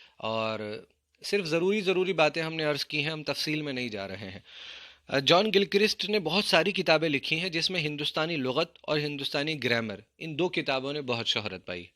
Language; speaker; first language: Urdu; native; Urdu